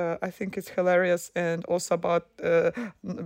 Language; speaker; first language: English; non-native, fluent; Ukrainian